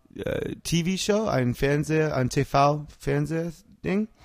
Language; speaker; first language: German; non-native, fluent; English